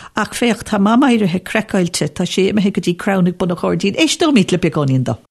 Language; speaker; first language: Irish; native; Irish